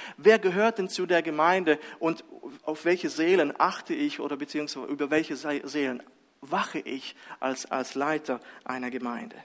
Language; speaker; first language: German; native; German